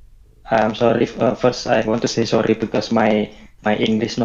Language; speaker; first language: English; non-native, learner; Indonesian